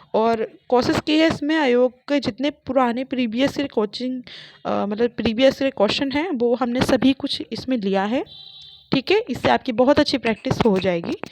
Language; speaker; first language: Hindi; native; Hindi